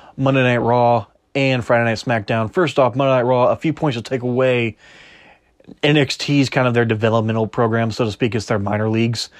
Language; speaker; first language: English; native; English